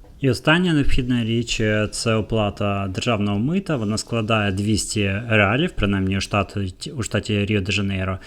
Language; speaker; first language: Ukrainian; native; Ukrainian